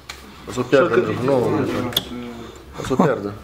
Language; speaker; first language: Romanian; non-native, learner; English